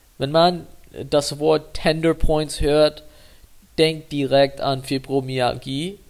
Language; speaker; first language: German; non-native, fluent; English